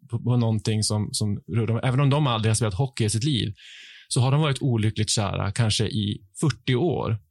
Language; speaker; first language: Swedish; native; Swedish